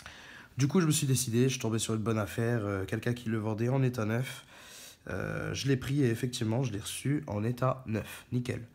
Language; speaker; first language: French; native; French